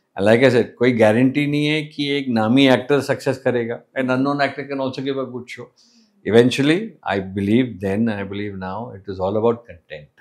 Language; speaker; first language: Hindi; non-native, local second language; English